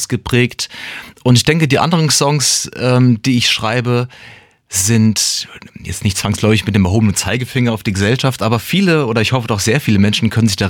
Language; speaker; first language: German; native; German